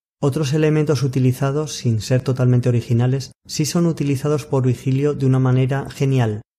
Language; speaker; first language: Spanish; native; Spanish